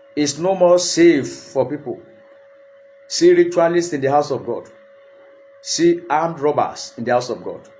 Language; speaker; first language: English; non-native, local second language; Yoruba